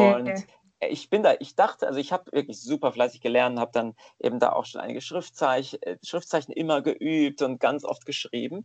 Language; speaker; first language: German; native; German